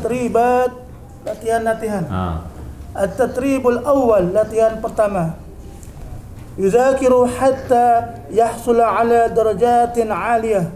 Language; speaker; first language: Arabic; non-native, learner; Indonesian